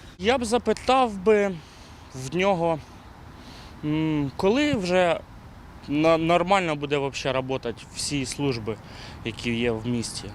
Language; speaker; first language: Ukrainian; non-native, local second language; Russian